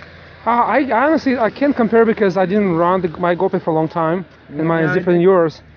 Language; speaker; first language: English; native; English